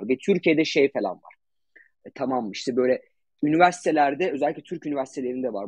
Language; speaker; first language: Turkish; native; Turkish